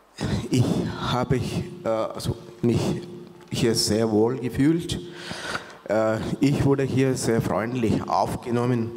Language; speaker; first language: German; non-native, fluent; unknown